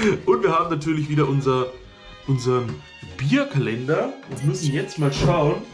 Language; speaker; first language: German; native; German